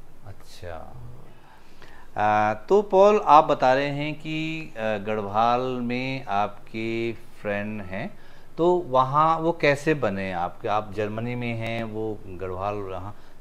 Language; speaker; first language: Hindi; native; Hindi